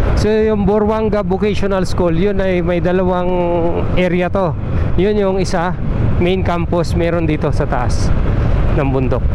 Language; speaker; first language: Filipino; non-native, local second language; Aklanon